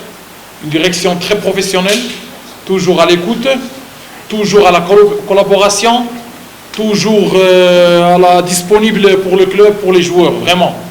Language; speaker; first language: French; non-native, fluent; Arabic